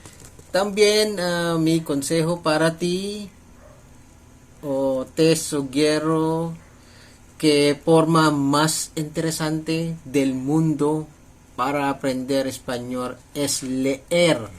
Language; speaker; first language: Spanish; non-native, learner; Filipino